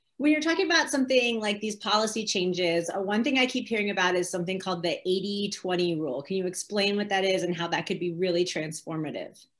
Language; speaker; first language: English; native; English